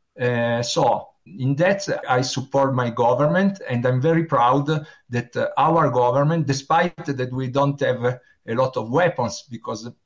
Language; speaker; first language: English; non-native, learner; Italian